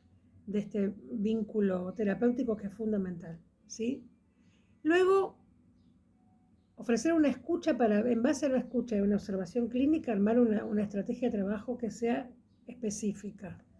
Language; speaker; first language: Spanish; native; Spanish